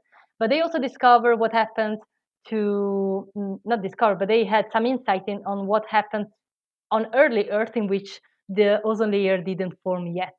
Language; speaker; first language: English; non-native, fluent; Italian